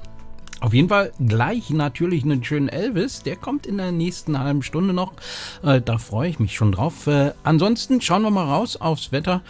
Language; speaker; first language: German; native; German